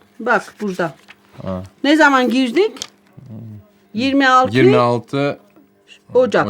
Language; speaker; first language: Turkish; non-native, learner; Armenian